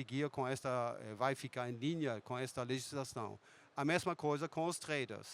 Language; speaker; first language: Portuguese; non-native, fluent; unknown